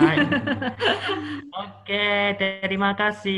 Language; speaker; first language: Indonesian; non-native, learner; Japanese